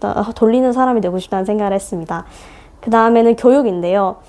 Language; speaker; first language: Korean; native; Korean